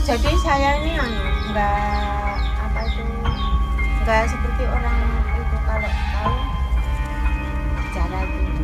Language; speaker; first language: Indonesian; non-native, local second language; Javanese